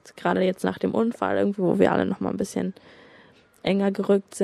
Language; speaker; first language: German; native; German